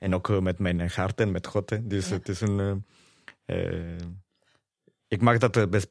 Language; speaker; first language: Dutch; non-native, fluent; Spanish